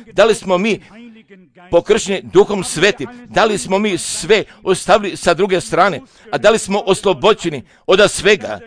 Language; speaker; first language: Croatian; non-native, fluent; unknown